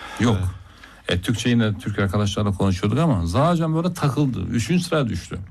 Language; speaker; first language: Turkish; native; Turkish